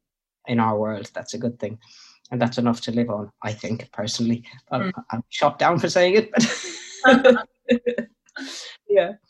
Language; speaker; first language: English; native; English